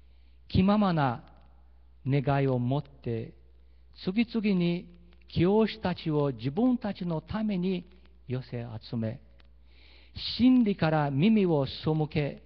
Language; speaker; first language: Japanese; early bilingual, heritage; Portuguese